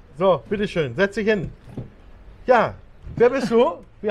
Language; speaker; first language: German; native; German